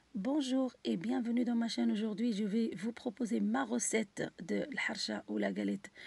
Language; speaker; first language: French; non-native, local second language; Arabic